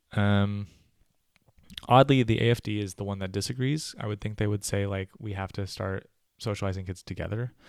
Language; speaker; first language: English; native; English